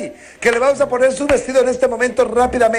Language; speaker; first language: Spanish; native; Spanish